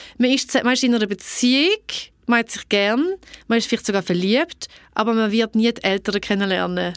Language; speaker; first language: German; early bilingual, other home language; Albanian